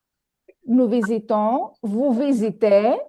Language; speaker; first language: French; non-native, fluent; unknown